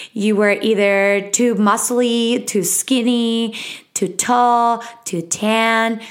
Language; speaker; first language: English; non-native, fluent; Spanish